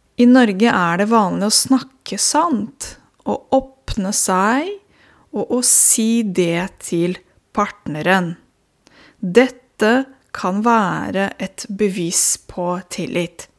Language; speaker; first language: Norwegian; non-native, fluent; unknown